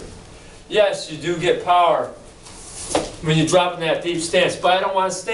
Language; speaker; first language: English; native; English